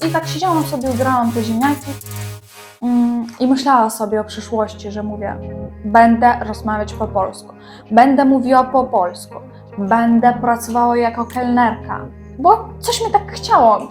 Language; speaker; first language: Polish; non-native, learner; Ukrainian